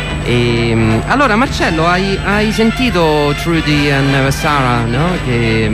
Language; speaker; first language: Italian; native; Italian